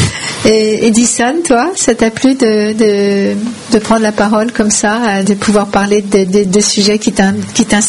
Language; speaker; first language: French; native; French